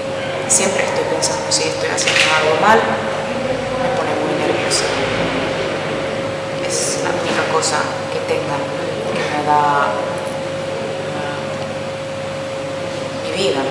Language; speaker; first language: Spanish; non-native, fluent; Finnish